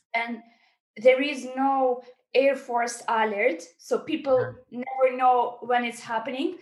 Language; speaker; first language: English; non-native, fluent; Ukrainian